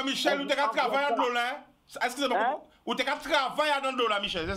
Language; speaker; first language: French; non-native, local second language; Guadeloupean Creole French